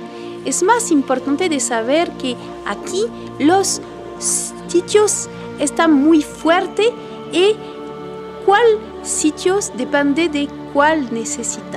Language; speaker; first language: Spanish; non-native, learner; French